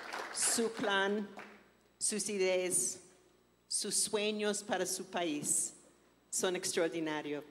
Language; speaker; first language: Spanish; non-native, fluent; English